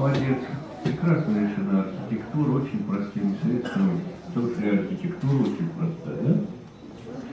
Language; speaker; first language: Russian; native; Russian